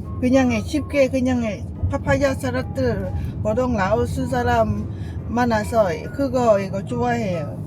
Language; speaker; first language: Korean; non-native, learner; Lao